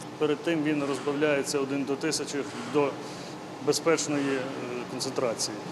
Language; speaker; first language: Ukrainian; native; Ukrainian